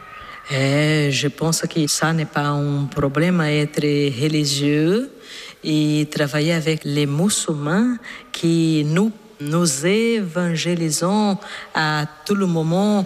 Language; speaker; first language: French; non-native, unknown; Portuguese